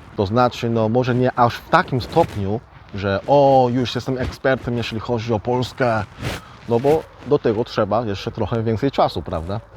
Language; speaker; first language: Polish; early bilingual, other home language; Korean